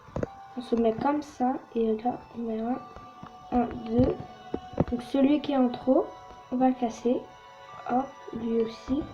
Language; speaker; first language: French; native; French